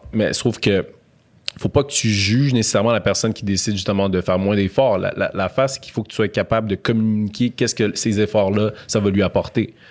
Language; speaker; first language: French; native; French